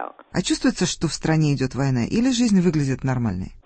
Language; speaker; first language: Russian; native; Russian